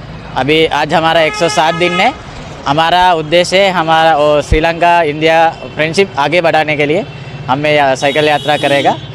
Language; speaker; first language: Hindi; non-native, learner; Sinhala